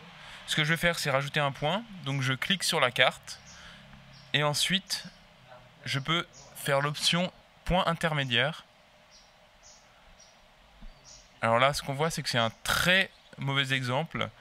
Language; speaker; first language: French; native; French